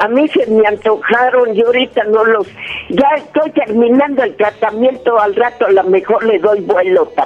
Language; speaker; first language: Spanish; native; Spanish